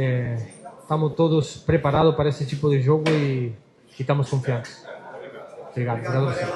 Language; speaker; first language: Portuguese; non-native, fluent; Spanish